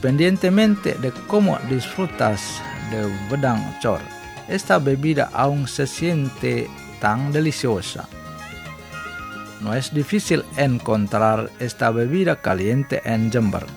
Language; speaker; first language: Spanish; non-native, fluent; Indonesian